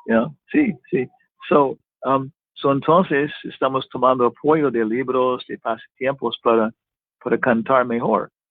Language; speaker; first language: Spanish; non-native, learner; English